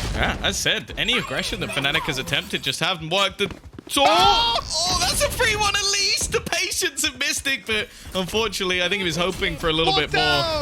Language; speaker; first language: English; native; English